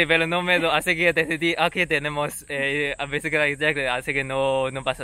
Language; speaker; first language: Spanish; non-native, learner; Chinese